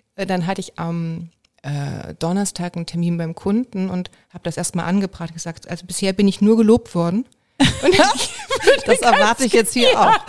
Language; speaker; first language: German; native; German